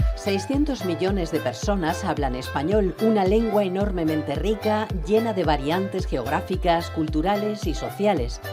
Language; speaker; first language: Spanish; native; Spanish